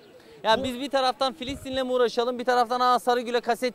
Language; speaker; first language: Turkish; native; Turkish